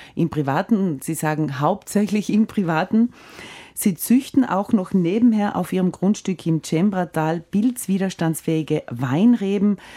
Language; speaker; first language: German; native; German